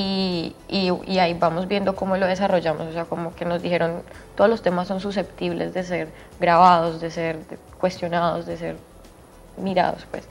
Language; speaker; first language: Spanish; native; Spanish